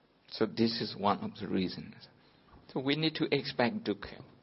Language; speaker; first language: English; non-native, fluent; Burmese